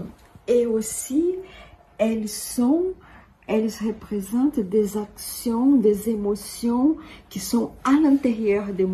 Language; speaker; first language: French; non-native, fluent; Portuguese